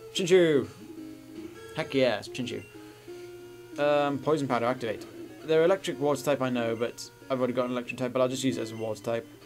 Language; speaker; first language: English; native; English